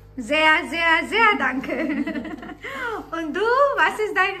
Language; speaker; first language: German; non-native, learner; Bangla